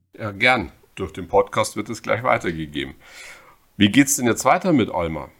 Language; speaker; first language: German; native; German